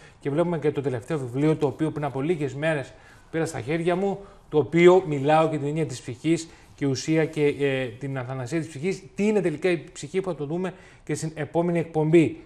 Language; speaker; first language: Greek; native; Greek